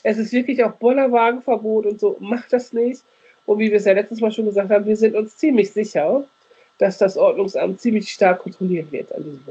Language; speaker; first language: German; native; German